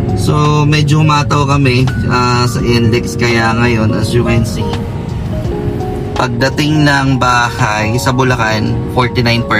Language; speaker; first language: Filipino; native; Filipino